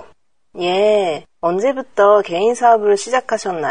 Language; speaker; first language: Korean; non-native, learner; Japanese